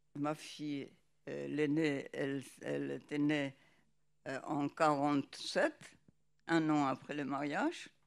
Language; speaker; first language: French; non-native, fluent; Polish